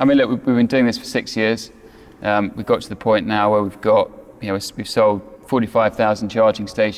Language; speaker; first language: English; native; English